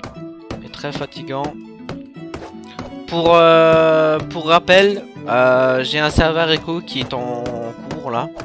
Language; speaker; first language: French; native; French